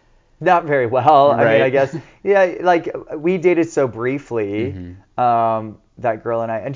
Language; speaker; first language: English; native; English